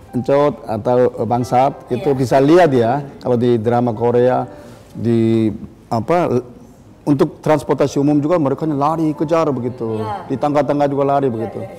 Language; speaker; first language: Indonesian; non-native, fluent; Korean